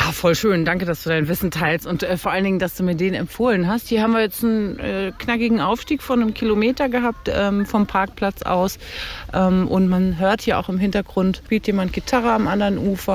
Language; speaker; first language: German; native; German